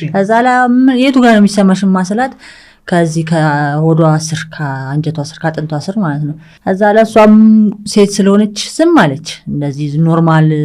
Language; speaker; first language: Amharic; early bilingual, other home language; English